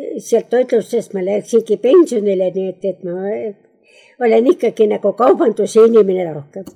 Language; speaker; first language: Estonian; native; Estonian